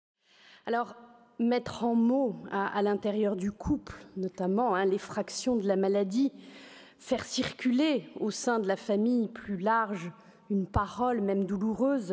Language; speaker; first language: French; native; French